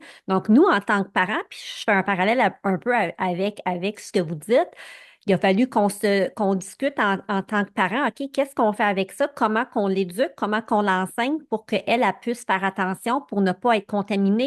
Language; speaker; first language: French; native; French